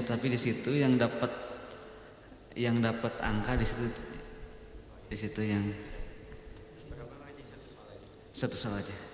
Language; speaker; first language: Indonesian; native; Indonesian